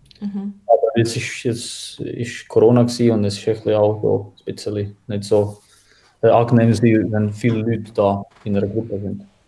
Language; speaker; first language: German; non-native, fluent; Croatian